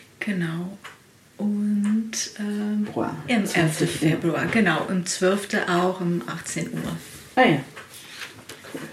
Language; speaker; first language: German; non-native, learner; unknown